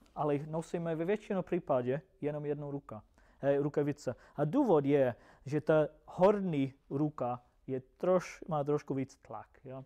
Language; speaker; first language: Czech; non-native, fluent; English